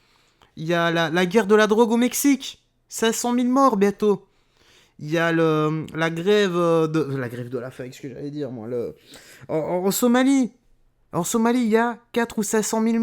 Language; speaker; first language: French; native; French